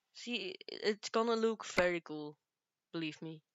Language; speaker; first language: English; non-native, learner; Dutch